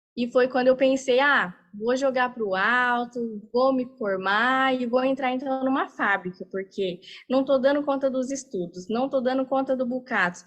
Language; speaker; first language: Portuguese; early bilingual, heritage; Portuguese